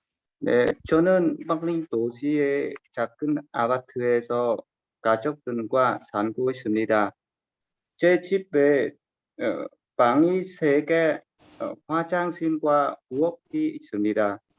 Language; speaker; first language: Korean; non-native, learner; Vietnamese